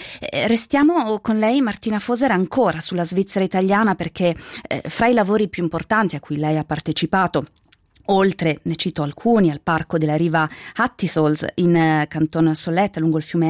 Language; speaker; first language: Italian; native; Italian